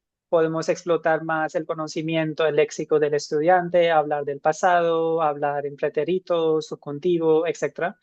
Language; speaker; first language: Spanish; non-native, fluent; Hindi